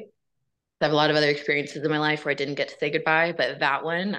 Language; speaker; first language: English; native; English